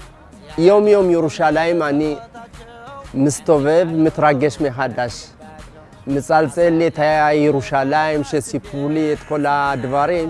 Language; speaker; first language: Hebrew; non-native, fluent; Amharic